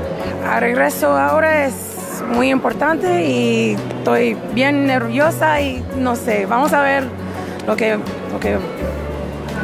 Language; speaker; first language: Spanish; non-native, learner; English